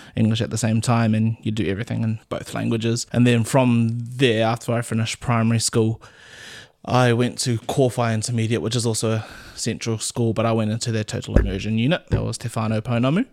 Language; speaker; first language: English; native; English